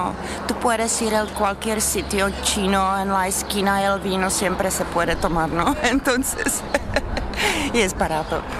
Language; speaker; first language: Spanish; non-native, fluent; Czech